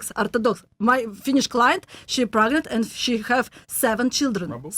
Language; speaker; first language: English; non-native, learner; Russian